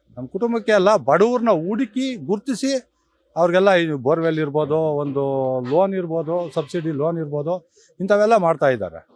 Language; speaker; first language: Kannada; native; Kannada